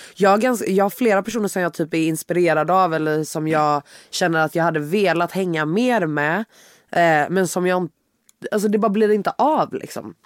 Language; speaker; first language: Swedish; native; Swedish